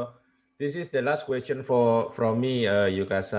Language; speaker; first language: English; non-native, learner; Indonesian